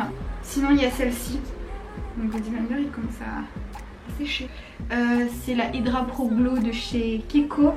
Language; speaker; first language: French; native; French